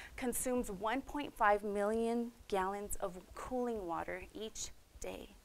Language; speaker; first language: English; native; English